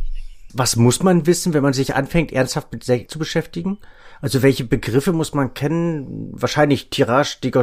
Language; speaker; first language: German; native; German